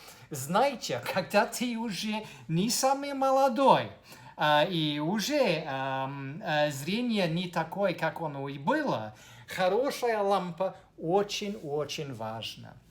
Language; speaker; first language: Russian; non-native, fluent; English